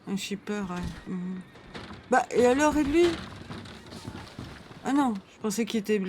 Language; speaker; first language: French; native; French